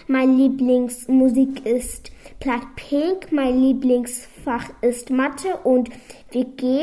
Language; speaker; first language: German; non-native, local second language; Arabic